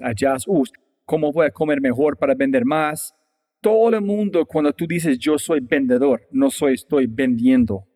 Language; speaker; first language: Spanish; non-native, fluent; English